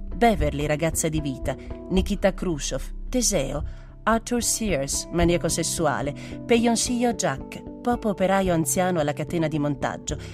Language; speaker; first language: Italian; native; Italian